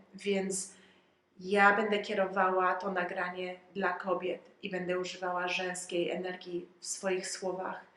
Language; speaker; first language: Polish; early bilingual, heritage; Polish